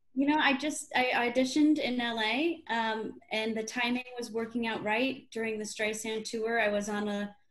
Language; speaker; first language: English; native; English